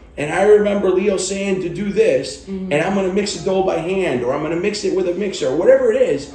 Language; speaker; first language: English; early bilingual, other home language; Italian